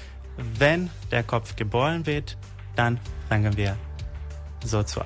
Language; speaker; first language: German; non-native, fluent; Serbian